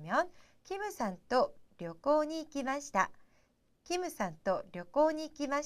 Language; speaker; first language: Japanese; non-native, fluent; Korean